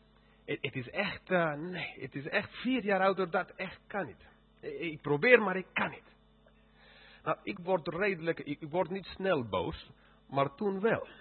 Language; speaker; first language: Dutch; non-native, fluent; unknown